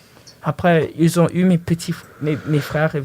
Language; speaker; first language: French; early bilingual, other home language; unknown